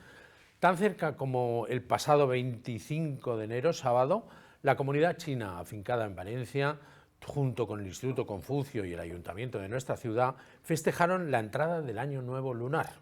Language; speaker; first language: Spanish; native; Spanish